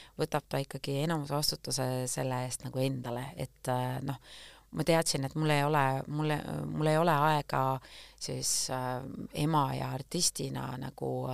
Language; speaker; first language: Estonian; native; Estonian